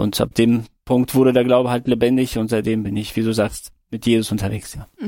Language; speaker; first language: German; early bilingual, other home language; Russian